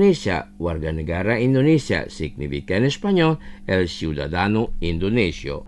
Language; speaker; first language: Spanish; non-native, fluent; Indonesian